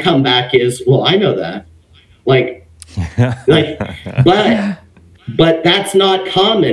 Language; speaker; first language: English; native; English